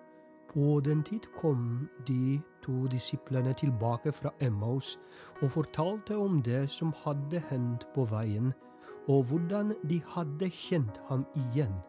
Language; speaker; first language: Norwegian; non-native, fluent; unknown